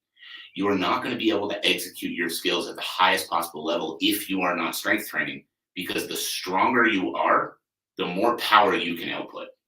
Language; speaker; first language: English; native; English